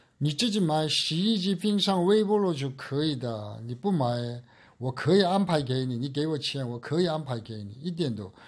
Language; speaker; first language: Chinese; native; Chinese